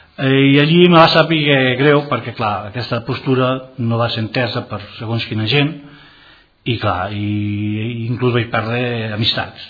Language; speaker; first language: Catalan; non-native, local second language; Spanish